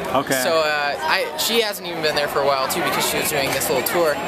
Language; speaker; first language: English; native; English